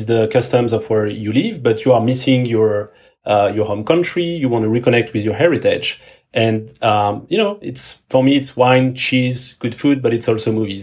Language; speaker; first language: English; non-native, fluent; French